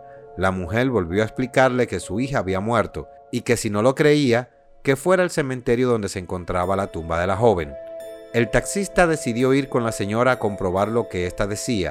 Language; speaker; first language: Spanish; native; Spanish